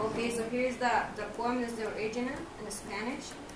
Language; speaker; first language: English; non-native, learner; Spanish